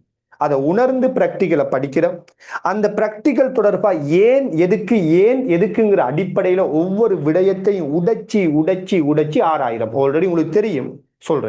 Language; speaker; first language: Tamil; native; Tamil